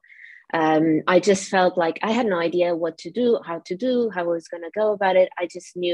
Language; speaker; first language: English; non-native, fluent; Portuguese